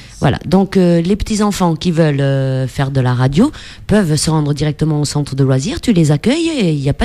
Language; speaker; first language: French; native; French